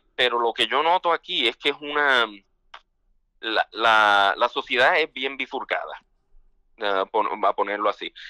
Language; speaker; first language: Spanish; native; Spanish